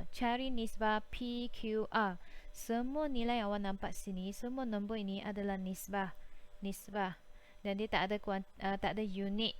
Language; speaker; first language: Malay; native; Malay